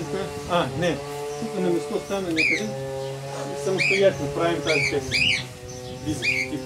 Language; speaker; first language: Bulgarian; non-native, learner; Russian